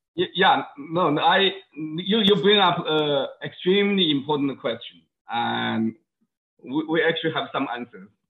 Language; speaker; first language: English; non-native, fluent; Chinese